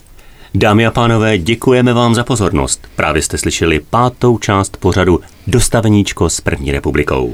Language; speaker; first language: Czech; native; Czech